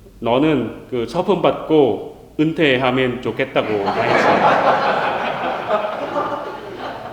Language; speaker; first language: Korean; non-native, learner; Vietnamese